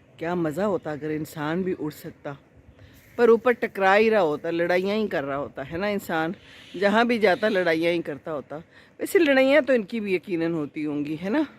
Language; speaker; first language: Urdu; non-native, local second language; Punjabi